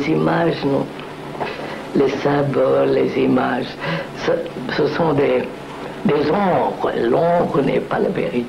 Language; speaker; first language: French; non-native, fluent; Telugu